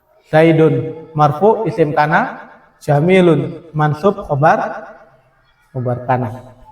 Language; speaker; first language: Arabic; non-native, fluent; Indonesian